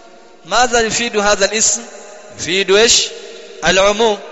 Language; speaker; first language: Arabic; non-native, fluent; Swahili